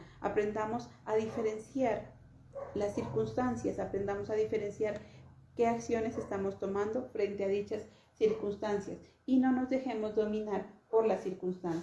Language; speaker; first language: Spanish; native; Spanish